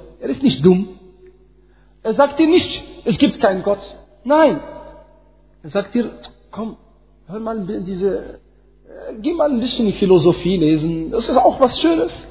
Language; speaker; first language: German; non-native, fluent; Arabic